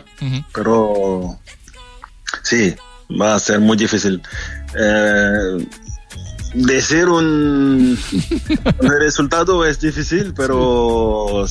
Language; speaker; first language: Spanish; non-native, learner; French